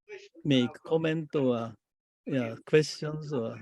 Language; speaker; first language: English; non-native, fluent; Japanese